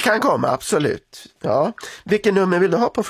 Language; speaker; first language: Swedish; native; Swedish